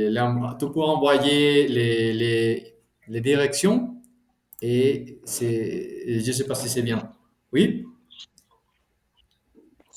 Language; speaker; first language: French; non-native, fluent; Spanish